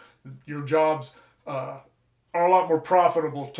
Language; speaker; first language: English; native; English